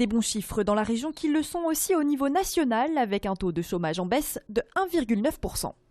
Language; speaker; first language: French; native; French